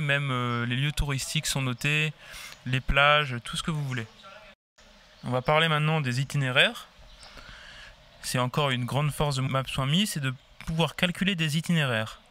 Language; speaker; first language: French; native; French